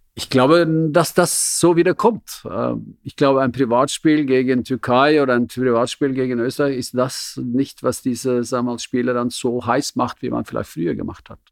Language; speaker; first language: German; non-native, fluent; Norwegian